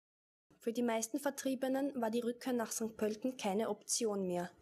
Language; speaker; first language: German; native; German